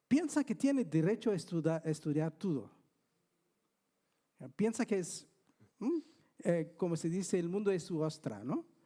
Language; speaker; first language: Spanish; non-native, fluent; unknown